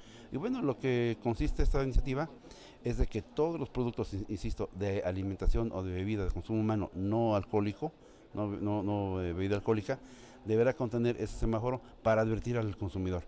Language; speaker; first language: Spanish; native; Spanish